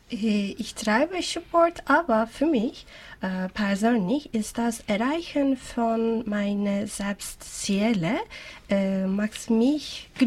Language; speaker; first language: German; non-native, learner; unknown